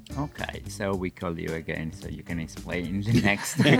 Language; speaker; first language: English; non-native, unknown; Italian